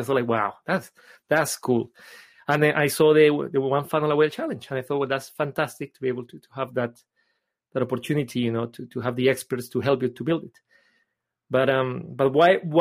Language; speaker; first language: English; non-native, fluent; Spanish